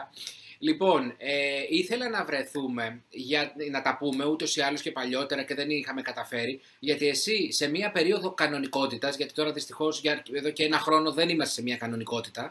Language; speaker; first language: Greek; native; Greek